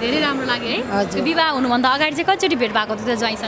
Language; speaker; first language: Nepali; native; Nepali